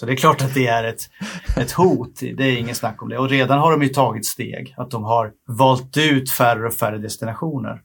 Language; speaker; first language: Swedish; native; Swedish